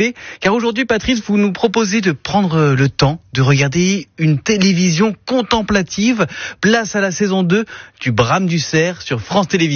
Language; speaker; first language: French; native; French